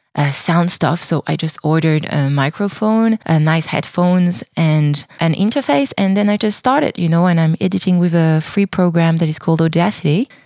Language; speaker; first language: English; non-native, fluent; French